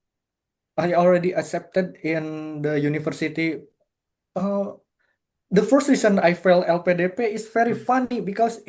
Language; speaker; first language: English; non-native, fluent; Indonesian